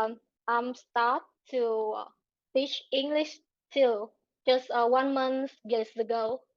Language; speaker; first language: English; non-native, learner; Vietnamese